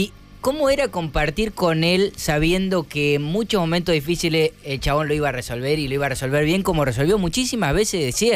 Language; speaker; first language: Spanish; native; Spanish